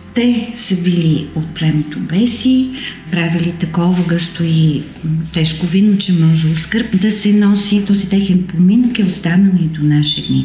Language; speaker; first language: Bulgarian; native; Bulgarian